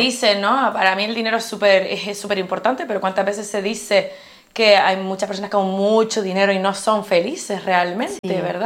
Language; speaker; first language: Spanish; native; Spanish